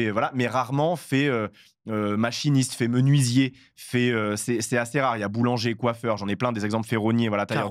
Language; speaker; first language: French; native; French